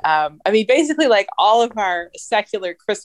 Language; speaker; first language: English; native; English